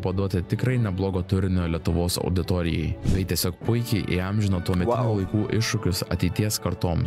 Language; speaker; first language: Lithuanian; native; Lithuanian